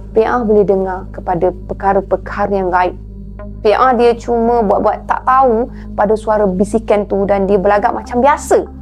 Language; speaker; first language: Malay; native; Malay